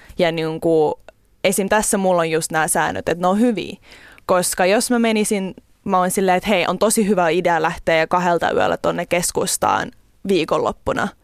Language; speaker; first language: Finnish; early bilingual, other home language; Russian